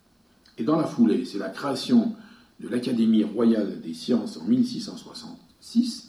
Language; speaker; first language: French; native; French